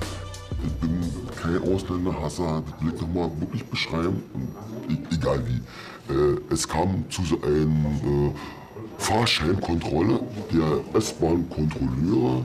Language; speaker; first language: German; native; German